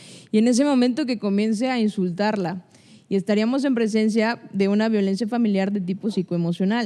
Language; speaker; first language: Spanish; native; Spanish